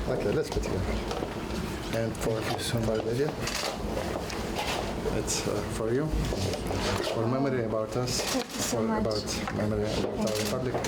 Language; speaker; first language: English; non-native, learner; Russian